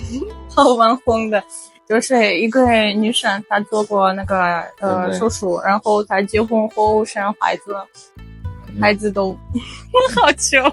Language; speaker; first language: Chinese; non-native, fluent; Russian